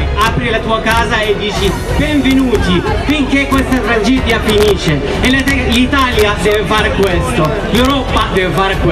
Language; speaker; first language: Italian; non-native, learner; Arabic